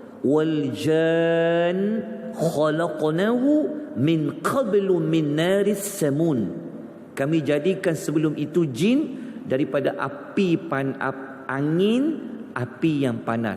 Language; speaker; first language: Malay; native; Malay